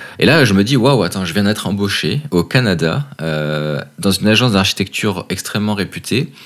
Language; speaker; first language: French; native; French